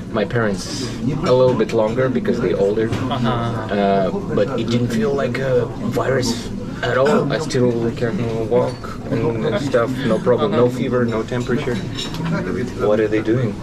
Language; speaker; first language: English; non-native, fluent; Russian